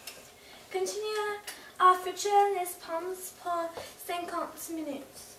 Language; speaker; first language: French; non-native, learner; English